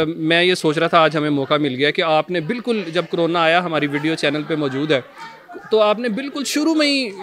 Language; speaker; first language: Urdu; non-native, local second language; Punjabi